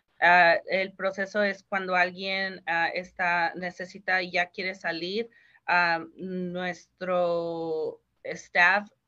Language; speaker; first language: Spanish; early bilingual, heritage; Spanish